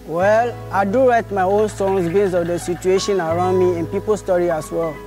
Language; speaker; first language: English; non-native, fluent; French